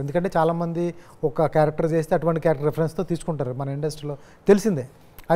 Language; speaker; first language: Telugu; native; Telugu